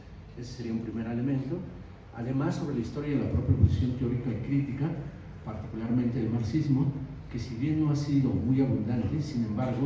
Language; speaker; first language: Spanish; native; Spanish